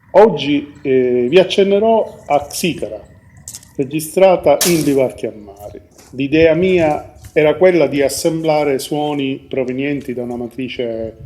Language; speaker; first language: Italian; native; Italian